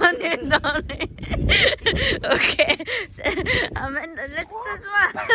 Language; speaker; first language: German; non-native, learner; Korean